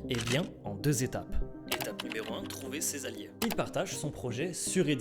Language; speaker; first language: French; native; French